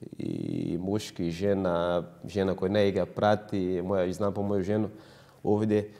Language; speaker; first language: Croatian; non-native, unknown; Portuguese